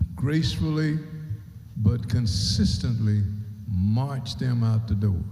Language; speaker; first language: English; native; English